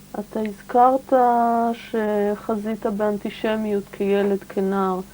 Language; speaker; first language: Hebrew; native; Hebrew